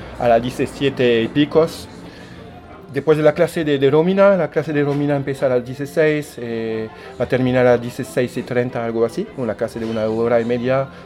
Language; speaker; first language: Spanish; non-native, fluent; French